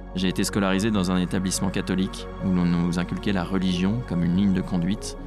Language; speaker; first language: French; native; French